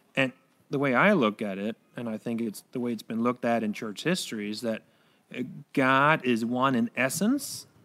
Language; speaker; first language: English; non-native, fluent; Danish